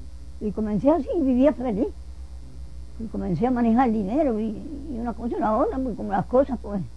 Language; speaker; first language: Spanish; native; Spanish